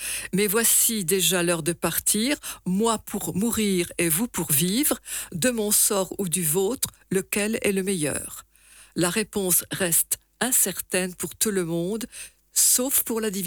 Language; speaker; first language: French; native; French